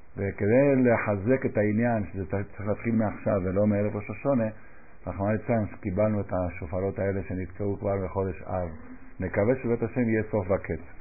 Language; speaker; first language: Hebrew; non-native, fluent; Spanish